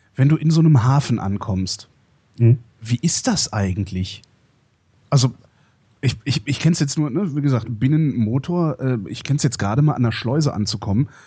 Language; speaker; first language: German; native; German